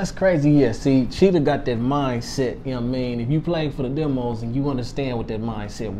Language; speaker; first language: English; native; English